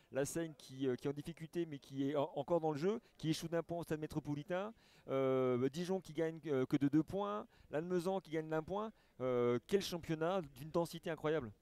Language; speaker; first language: French; native; French